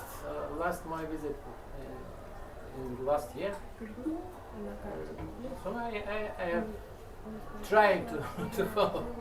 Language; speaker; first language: English; non-native, learner; Russian